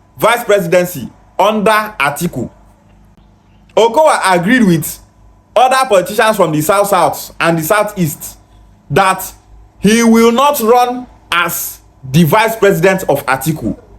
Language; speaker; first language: Nigerian Pidgin; non-native, local second language; Igbo